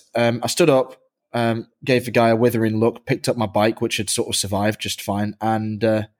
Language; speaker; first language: English; native; English